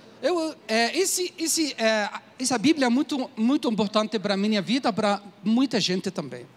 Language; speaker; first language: Portuguese; non-native, learner; Arabic